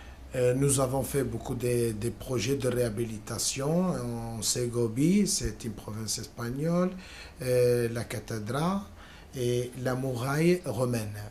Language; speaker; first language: French; non-native, learner; Spanish